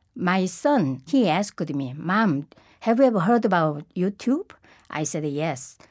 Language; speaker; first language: English; non-native, fluent; Korean